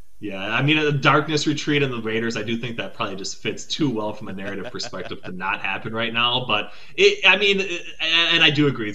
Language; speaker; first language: English; native; English